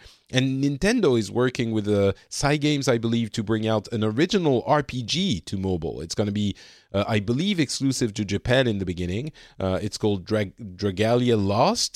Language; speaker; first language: English; non-native, fluent; French